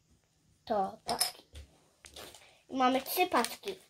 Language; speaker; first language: Polish; early bilingual, heritage; English